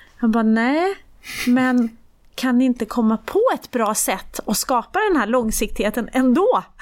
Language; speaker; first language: Swedish; early bilingual, other home language; Persian